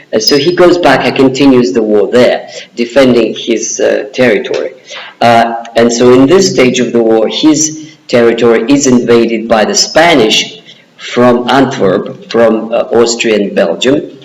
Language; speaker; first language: English; non-native, fluent; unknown